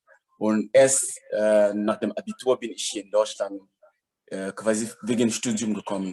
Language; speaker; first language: German; non-native, fluent; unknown